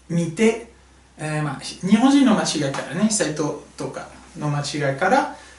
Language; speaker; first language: Japanese; non-native, fluent; French